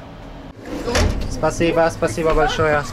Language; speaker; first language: Russian; non-native, learner; Italian